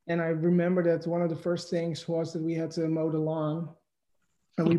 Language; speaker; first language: English; non-native, fluent; Dutch